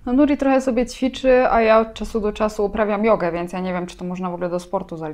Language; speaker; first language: Polish; native; Polish